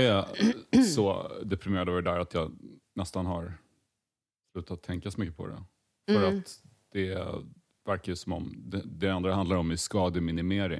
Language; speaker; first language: Swedish; native; Swedish